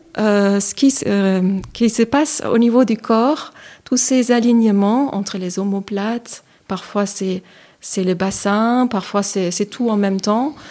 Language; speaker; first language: French; non-native, fluent; German